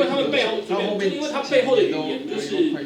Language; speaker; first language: Chinese; native; Chinese